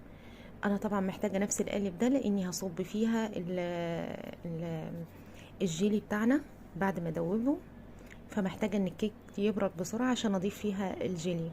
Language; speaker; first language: Arabic; native; Arabic